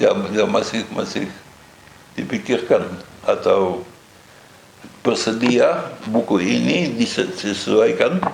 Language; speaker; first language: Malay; non-native, fluent; Dutch